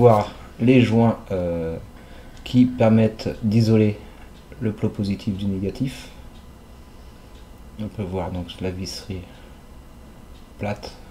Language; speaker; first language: French; native; French